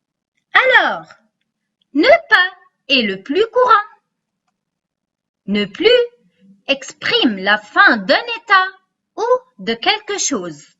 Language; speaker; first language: French; non-native, local second language; Arabic